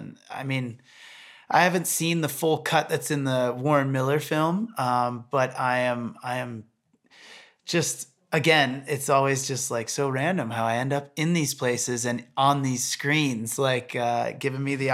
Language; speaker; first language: English; native; English